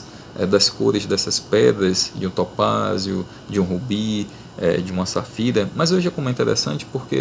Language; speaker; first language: Portuguese; native; Portuguese